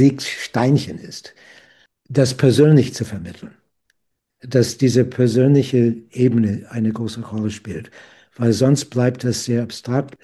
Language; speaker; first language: German; non-native, fluent; English